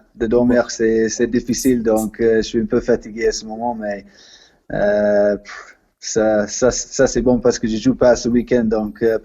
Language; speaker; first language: French; non-native, fluent; English